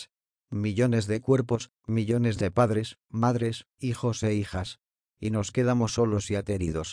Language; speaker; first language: Spanish; native; Spanish